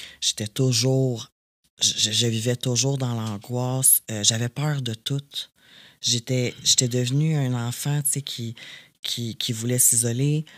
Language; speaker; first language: French; native; French